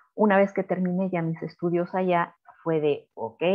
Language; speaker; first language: Spanish; native; Spanish